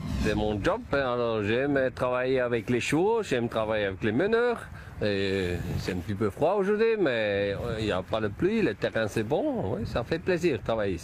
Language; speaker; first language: French; non-native, local second language; German